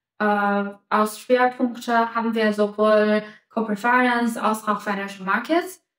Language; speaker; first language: German; non-native, fluent; Chinese